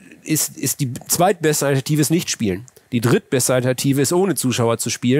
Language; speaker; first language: German; native; German